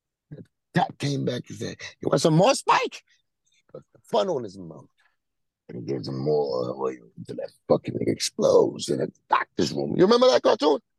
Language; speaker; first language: English; non-native, fluent; Spanish